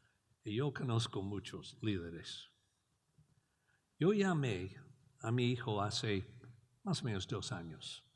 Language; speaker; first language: Spanish; non-native, learner; English